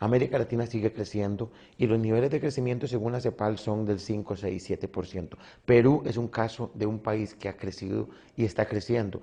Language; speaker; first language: Spanish; native; Spanish